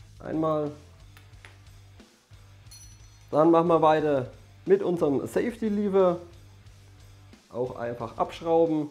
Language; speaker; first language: German; native; German